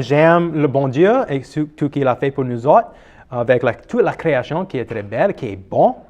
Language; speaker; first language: French; non-native, local second language; English